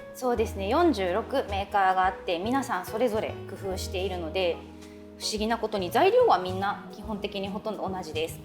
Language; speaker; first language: Japanese; native; Japanese